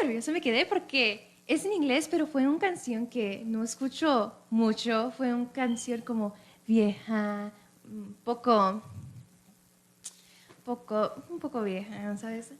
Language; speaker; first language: Spanish; early bilingual, other home language; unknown